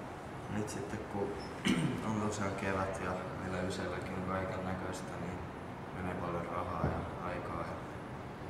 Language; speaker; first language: Finnish; native; Finnish